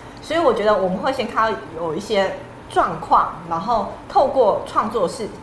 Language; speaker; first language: Chinese; native; Chinese